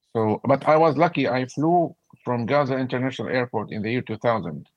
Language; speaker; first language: English; non-native, fluent; Arabic